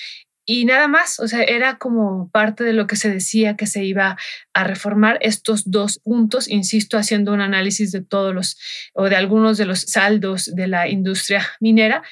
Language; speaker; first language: Spanish; native; Spanish